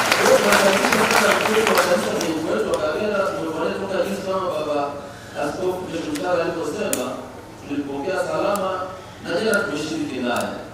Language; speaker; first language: Swahili; native; Swahili